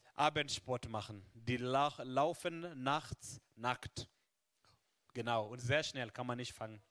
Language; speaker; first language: German; non-native, fluent; Swahili